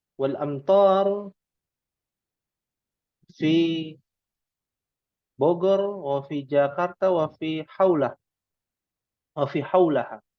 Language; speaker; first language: Arabic; non-native, fluent; Indonesian